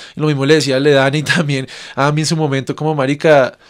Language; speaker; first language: Spanish; native; Spanish